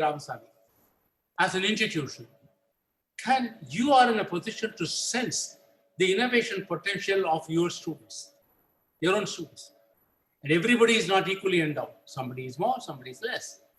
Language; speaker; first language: English; non-native, local second language; Tamil